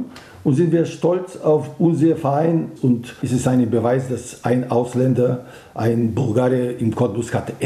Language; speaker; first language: German; non-native, fluent; Bulgarian